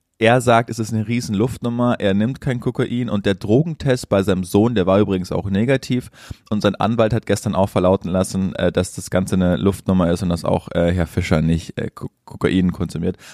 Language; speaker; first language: German; native; German